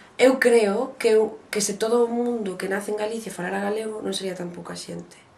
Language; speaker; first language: Galician; non-native, local second language; Spanish